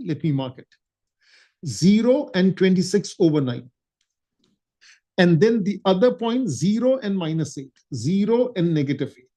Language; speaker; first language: English; non-native, local second language; Urdu